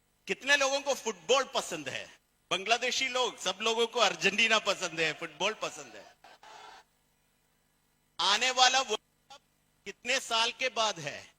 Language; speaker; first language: Hindi; non-native, local second language; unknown